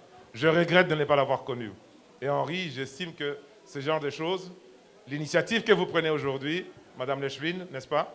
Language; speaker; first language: French; non-native, local second language; Lingala